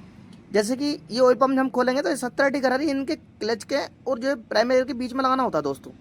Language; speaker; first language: Hindi; native; Hindi